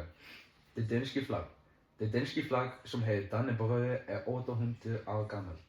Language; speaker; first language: Danish; non-native, learner; Icelandic